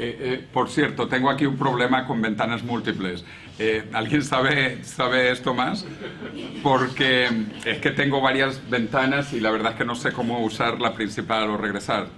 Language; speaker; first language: Spanish; native; Spanish